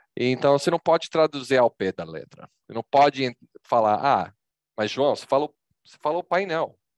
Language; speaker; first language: Portuguese; non-native, fluent; English